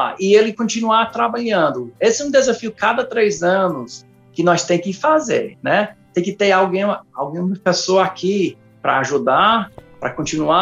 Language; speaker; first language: Portuguese; non-native, fluent; English